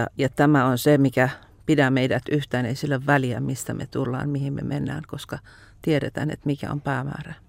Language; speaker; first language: Finnish; non-native, fluent; Persian